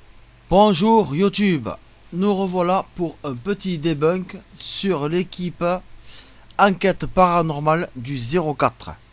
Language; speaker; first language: French; native; French